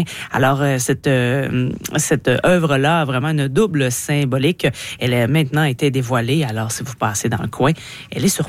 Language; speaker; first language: French; native; French